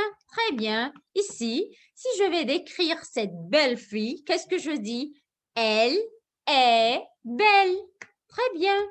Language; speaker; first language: French; non-native, fluent; Arabic